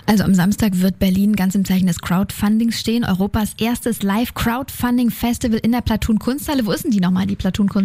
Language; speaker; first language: German; native; German